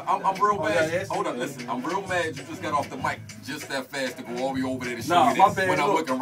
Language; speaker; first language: English; native; English